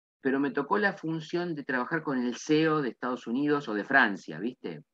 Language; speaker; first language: Spanish; native; Spanish